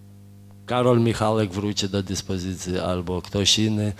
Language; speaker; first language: Polish; non-native, fluent; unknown